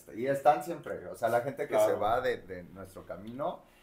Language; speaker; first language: Spanish; native; Spanish